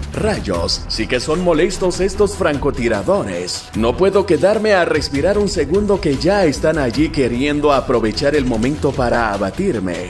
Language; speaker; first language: Spanish; native; Spanish